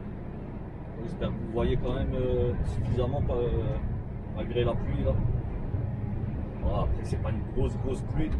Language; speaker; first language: French; native; French